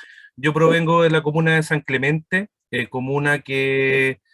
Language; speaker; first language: Spanish; native; Spanish